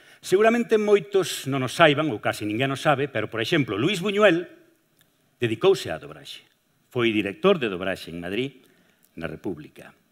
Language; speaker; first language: Galician; native; Galician